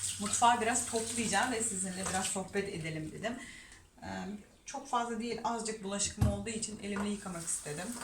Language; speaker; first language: Turkish; non-native, fluent; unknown